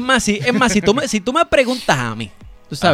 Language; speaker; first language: Spanish; native; Spanish